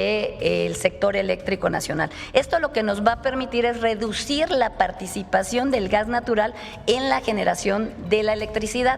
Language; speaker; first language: Spanish; native; Spanish